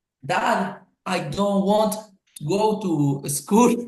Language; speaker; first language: English; non-native, learner; Spanish